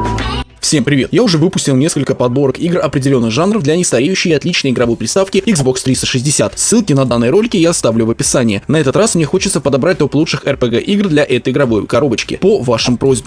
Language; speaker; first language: Russian; native; Russian